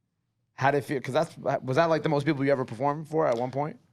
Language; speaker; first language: English; native; English